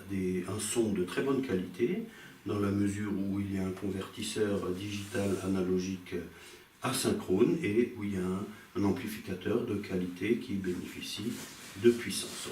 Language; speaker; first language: French; native; French